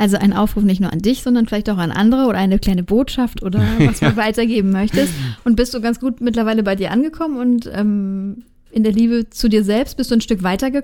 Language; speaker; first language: German; native; German